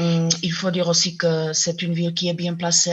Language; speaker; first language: French; non-native, fluent; Czech